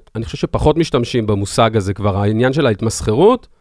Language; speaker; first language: Hebrew; native; Hebrew